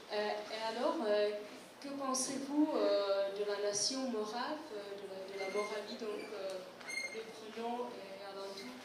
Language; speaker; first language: French; non-native, fluent; Czech